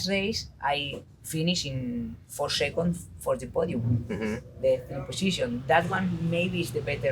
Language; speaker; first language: English; non-native, learner; Spanish